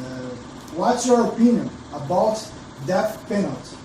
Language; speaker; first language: English; non-native, learner; Portuguese